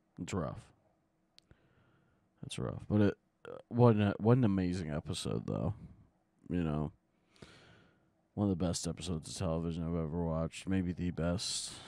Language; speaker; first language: English; native; English